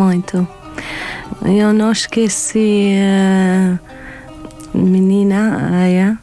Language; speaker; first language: Portuguese; non-native, learner; Arabic